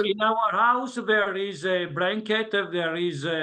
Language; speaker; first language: English; non-native, learner; Italian